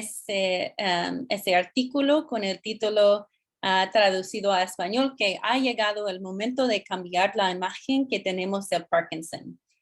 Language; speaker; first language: Spanish; non-native, fluent; English